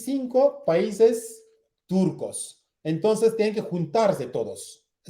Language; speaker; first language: Spanish; non-native, learner; Kurdish